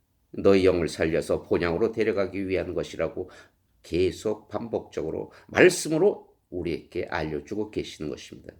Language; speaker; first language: Korean; native; Korean